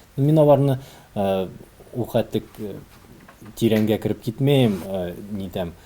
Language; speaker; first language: Tatar; early bilingual, heritage; Tatar